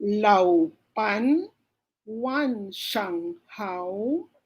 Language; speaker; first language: Chinese; non-native, learner; Filipino